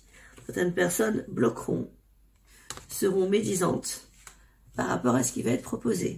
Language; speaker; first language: French; native; French